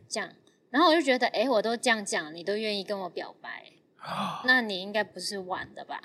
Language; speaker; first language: Chinese; non-native, fluent; Cantonese